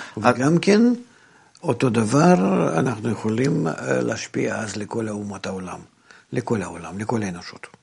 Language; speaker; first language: Hebrew; non-native, fluent; Russian